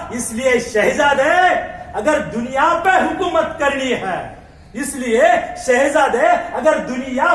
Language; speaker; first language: Hindi; non-native, local second language; Marathi